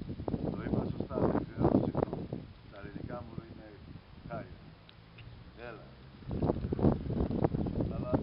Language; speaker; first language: Greek; early bilingual, heritage; Greek